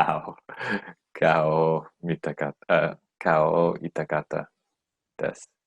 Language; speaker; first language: Japanese; non-native, learner; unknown